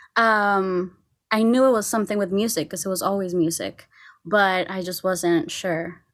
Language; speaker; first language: English; non-native, fluent; Spanish